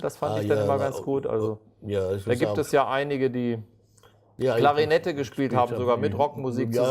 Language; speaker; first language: German; native; German